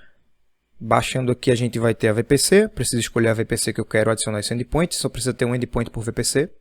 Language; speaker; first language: Portuguese; native; Portuguese